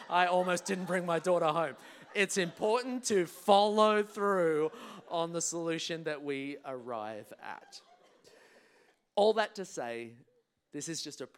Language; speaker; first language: English; native; English